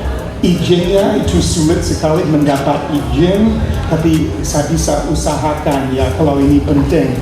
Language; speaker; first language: Indonesian; non-native, fluent; English